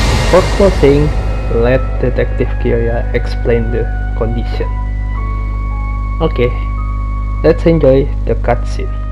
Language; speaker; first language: English; non-native, learner; Indonesian